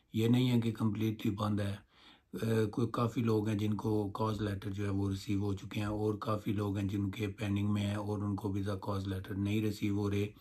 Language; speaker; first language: Urdu; non-native, local second language; Punjabi